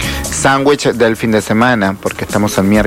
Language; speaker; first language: Spanish; native; Spanish